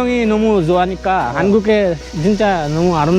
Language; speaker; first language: Korean; non-native, learner; Bangla